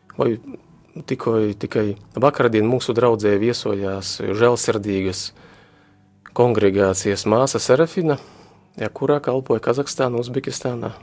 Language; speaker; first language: Latvian; non-native, local second language; Russian